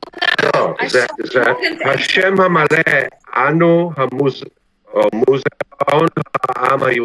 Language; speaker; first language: Hebrew; non-native, fluent; English